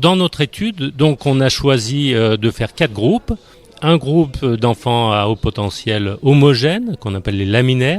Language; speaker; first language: French; native; French